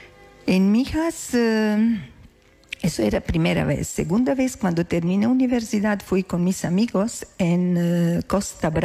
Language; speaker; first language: Spanish; non-native, learner; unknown